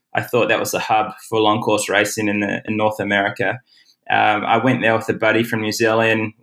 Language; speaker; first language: English; native; English